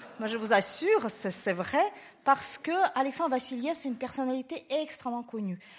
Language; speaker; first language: French; non-native, fluent; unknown